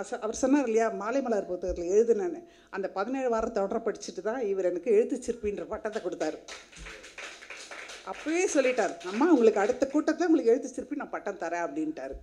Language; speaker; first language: Tamil; native; Tamil